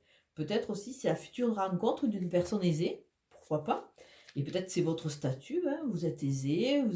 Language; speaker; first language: French; native; French